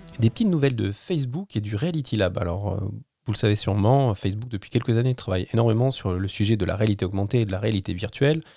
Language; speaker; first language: French; native; French